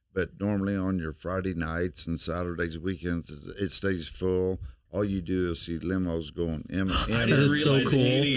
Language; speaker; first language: English; native; English